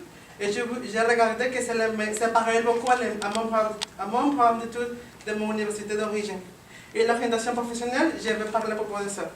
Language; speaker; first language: French; non-native, learner; Spanish